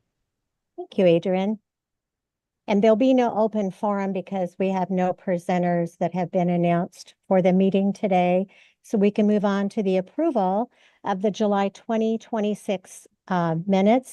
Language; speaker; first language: English; native; English